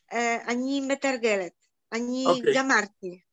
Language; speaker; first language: Hebrew; non-native, learner; Polish